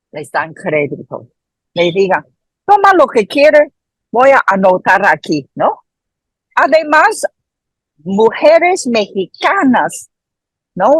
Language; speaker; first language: Spanish; non-native, fluent; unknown